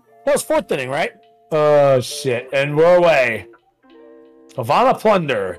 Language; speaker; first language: English; native; English